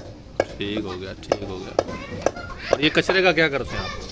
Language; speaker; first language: Urdu; native; Urdu